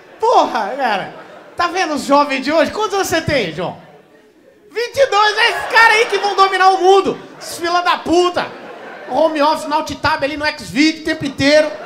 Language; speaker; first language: Portuguese; native; Portuguese